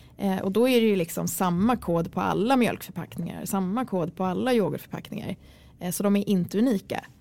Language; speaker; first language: Swedish; early bilingual, other home language; Kurdish